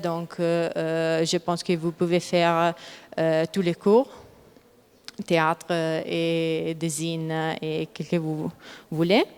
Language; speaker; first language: French; non-native, learner; Italian